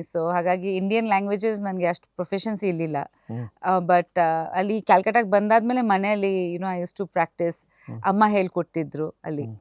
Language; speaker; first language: Kannada; non-native, fluent; Bangla